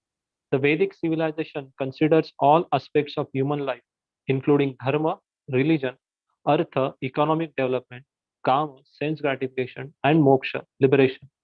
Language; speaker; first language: English; non-native, local second language; Hindi